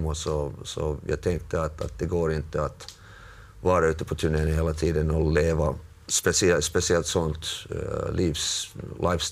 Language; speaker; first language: Swedish; non-native, local second language; Finnish